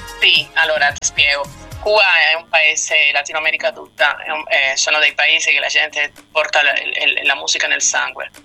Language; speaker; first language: Italian; non-native, fluent; Spanish